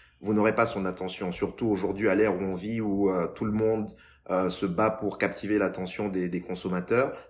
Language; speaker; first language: French; non-native, local second language; Lingala